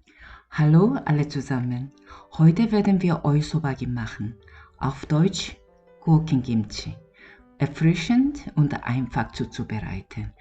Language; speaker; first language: German; non-native, learner; Korean